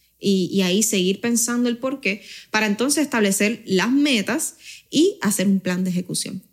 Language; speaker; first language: Spanish; native; Spanish